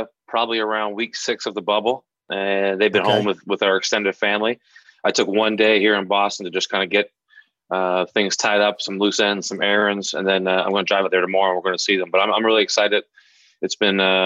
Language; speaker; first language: English; native; English